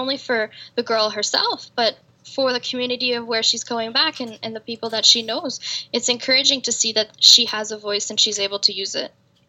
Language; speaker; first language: English; native; English